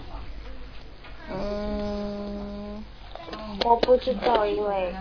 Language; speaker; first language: Chinese; non-native, learner; Korean